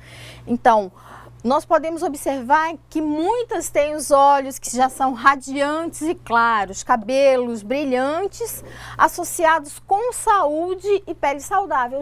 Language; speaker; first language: Portuguese; native; Portuguese